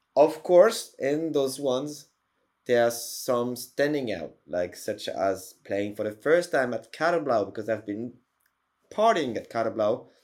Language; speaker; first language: English; non-native, fluent; French